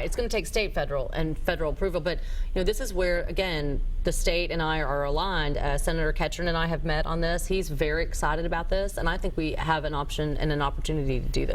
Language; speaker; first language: English; native; English